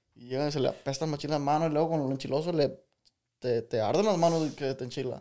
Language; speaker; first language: Spanish; early bilingual, other home language; English